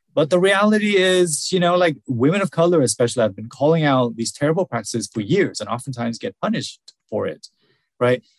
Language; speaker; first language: English; early bilingual, other home language; Vietnamese